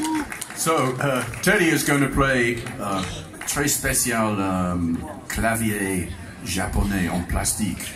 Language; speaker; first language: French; non-native, learner; English